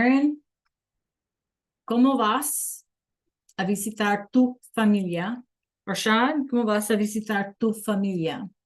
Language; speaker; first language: Spanish; non-native, fluent; English